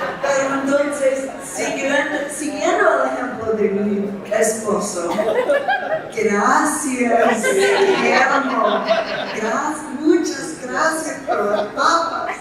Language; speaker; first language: Spanish; non-native, fluent; English